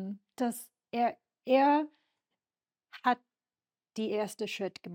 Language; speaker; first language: German; non-native, learner; English